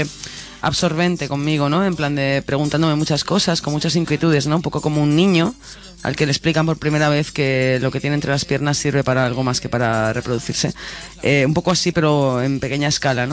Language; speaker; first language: Spanish; native; Spanish